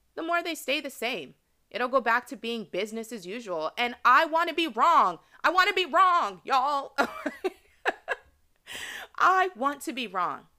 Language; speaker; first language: English; native; English